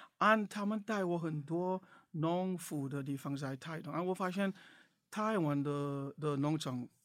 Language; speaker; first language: Chinese; non-native, fluent; English